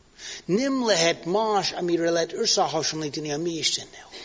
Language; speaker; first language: Hungarian; non-native, learner; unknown